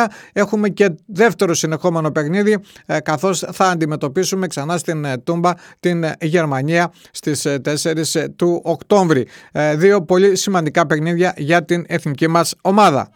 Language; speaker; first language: Greek; native; Greek